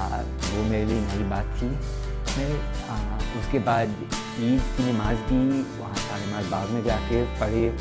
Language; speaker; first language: Hindi; non-native, fluent; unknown